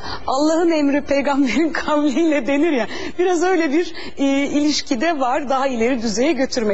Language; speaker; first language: Turkish; native; Turkish